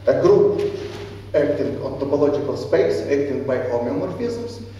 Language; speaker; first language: English; non-native, fluent; Ukrainian